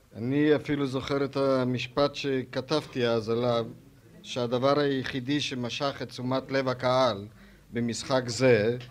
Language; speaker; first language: Hebrew; native; Hebrew